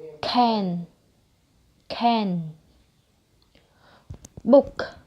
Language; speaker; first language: English; non-native, learner; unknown